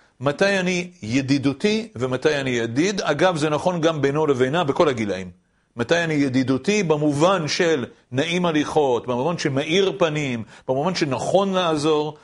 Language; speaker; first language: Hebrew; native; Hebrew